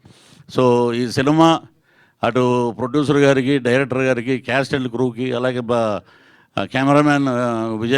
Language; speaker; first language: Telugu; native; Telugu